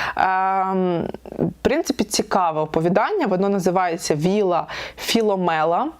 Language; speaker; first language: Ukrainian; native; Ukrainian